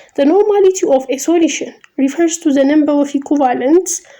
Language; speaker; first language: English; non-native, local second language; Amharic